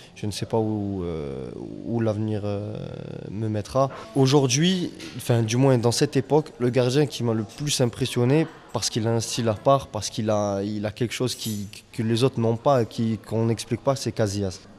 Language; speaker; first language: French; native; French